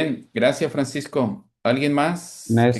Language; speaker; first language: Spanish; native; Spanish